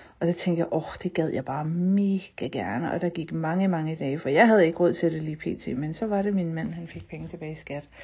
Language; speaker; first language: Danish; native; Danish